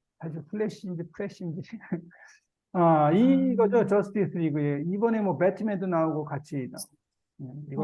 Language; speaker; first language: Korean; native; Korean